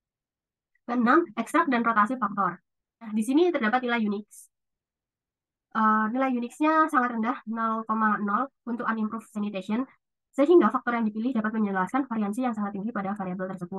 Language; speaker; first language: Indonesian; native; Indonesian